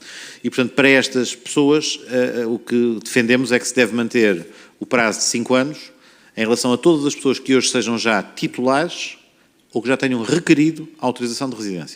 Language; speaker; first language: Portuguese; native; Portuguese